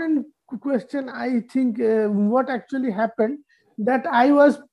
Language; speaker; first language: English; non-native, local second language; Bangla